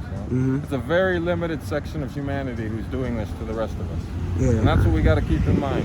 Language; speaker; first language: English; native; English